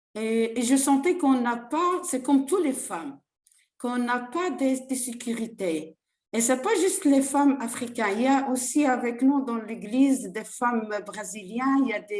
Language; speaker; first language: French; non-native, learner; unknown